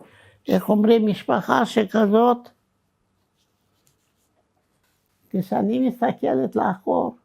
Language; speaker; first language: Hebrew; non-native, fluent; Romanian